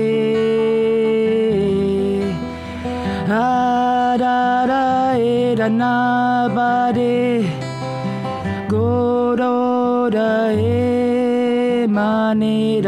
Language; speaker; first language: English; non-native, fluent; German